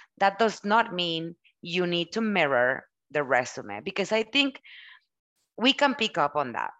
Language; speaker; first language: English; non-native, fluent; Spanish